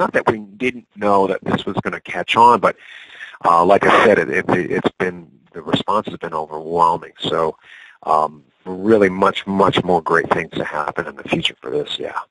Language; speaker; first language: English; native; English